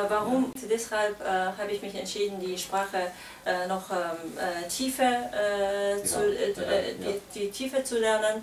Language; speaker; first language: German; non-native, fluent; Kazakh